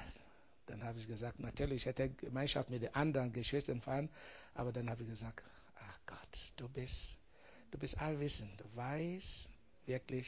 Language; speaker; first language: German; non-native, learner; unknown